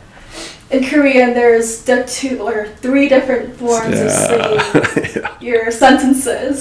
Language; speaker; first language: English; early bilingual, other home language; Korean